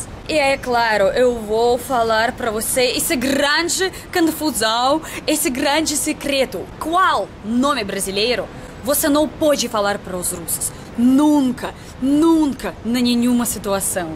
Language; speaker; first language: Portuguese; non-native, fluent; Russian